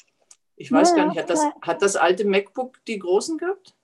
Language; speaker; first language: German; native; German